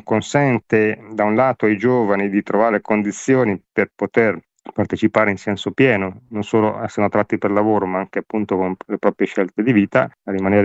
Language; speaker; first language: Italian; native; Italian